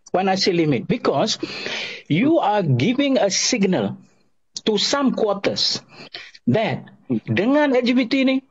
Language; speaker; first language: English; non-native, local second language; Malay